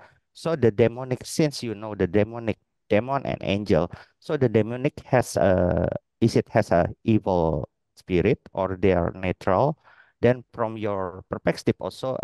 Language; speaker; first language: English; non-native, learner; Indonesian